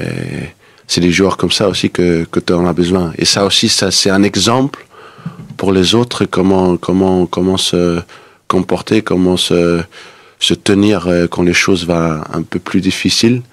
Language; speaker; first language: French; non-native, fluent; Danish